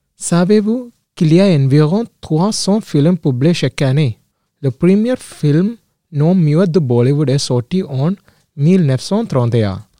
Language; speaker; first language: French; non-native, learner; Malayalam